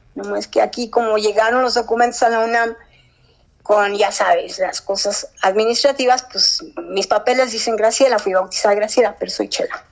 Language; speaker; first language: Spanish; early bilingual, heritage; Spanish